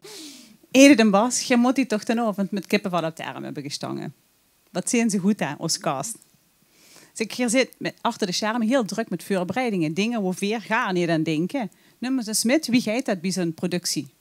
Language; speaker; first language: Dutch; native; Dutch